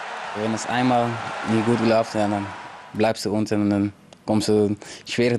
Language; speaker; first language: German; non-native, learner; Dutch